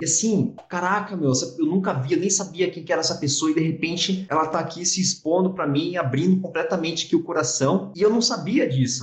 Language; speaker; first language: Portuguese; native; Portuguese